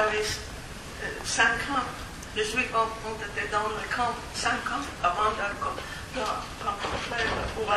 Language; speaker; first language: French; non-native, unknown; Polish